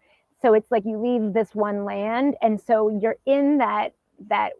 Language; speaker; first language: English; native; English